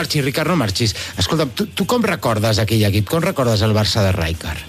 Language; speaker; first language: Catalan; native; Catalan